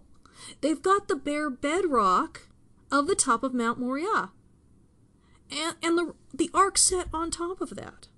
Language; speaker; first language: English; native; English